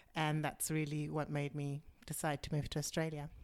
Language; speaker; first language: English; non-native, local second language; Shona